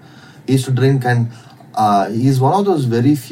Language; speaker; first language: English; non-native, local second language; Tamil